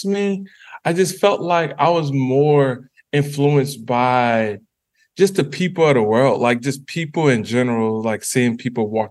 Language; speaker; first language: English; native; English